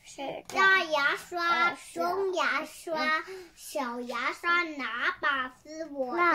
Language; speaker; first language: Chinese; early bilingual, heritage; Chinese